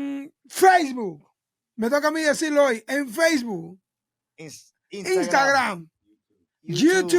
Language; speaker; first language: Spanish; native; Spanish